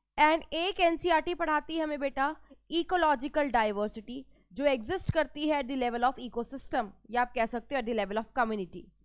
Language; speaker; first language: Hindi; native; Hindi